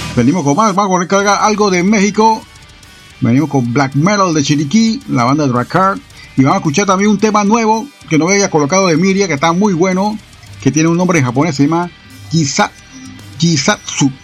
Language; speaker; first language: Spanish; native; Spanish